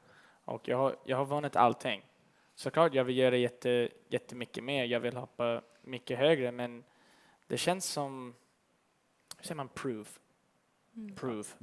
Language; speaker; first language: Swedish; early bilingual, heritage; English